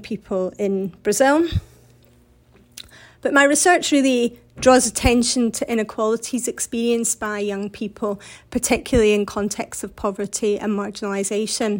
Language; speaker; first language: English; native; English